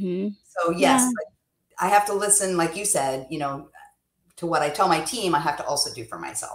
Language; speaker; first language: English; native; English